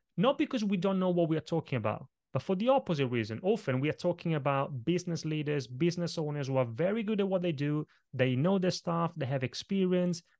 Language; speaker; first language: English; non-native, fluent; Italian